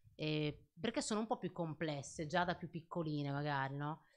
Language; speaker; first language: Italian; early bilingual, other home language; Arabic